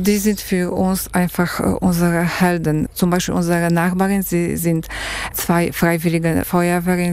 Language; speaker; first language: German; non-native, fluent; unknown